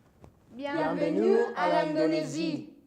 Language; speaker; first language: French; non-native, learner; Spanish